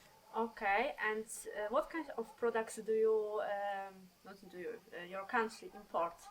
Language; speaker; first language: English; non-native, learner; Polish